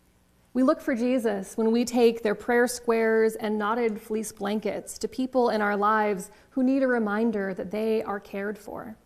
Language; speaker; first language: English; native; English